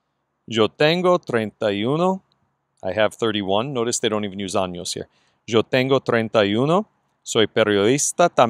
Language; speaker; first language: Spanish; non-native, fluent; English